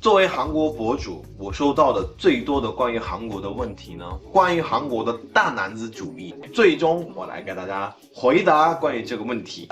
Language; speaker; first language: Chinese; non-native, fluent; Korean